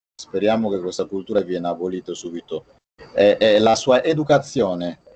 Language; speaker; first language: Italian; non-native, fluent; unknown